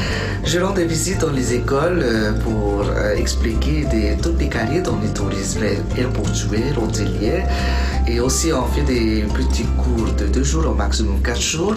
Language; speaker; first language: French; non-native, fluent; English